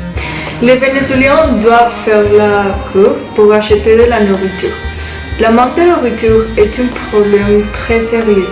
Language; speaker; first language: French; non-native, learner; Spanish